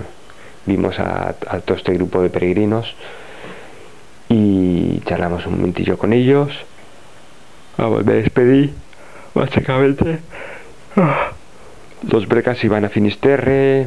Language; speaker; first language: Spanish; native; Spanish